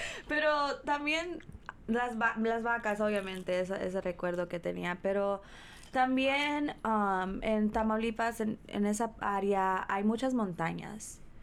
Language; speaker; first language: Spanish; early bilingual, heritage; Spanish